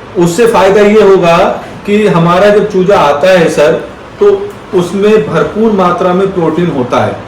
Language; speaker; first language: Hindi; native; Hindi